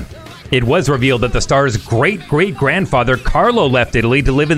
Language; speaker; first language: English; native; English